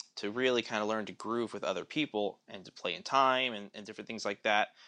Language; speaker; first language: English; native; English